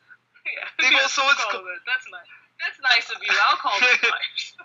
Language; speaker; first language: English; native; English